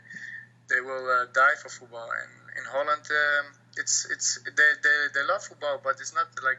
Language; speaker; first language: English; non-native, fluent; Dutch